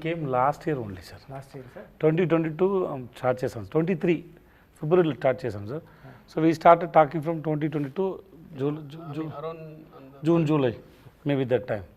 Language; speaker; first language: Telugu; non-native, learner; Tamil